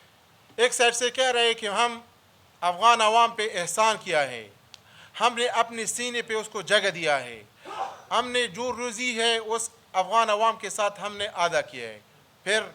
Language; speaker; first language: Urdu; early bilingual, other home language; Pashto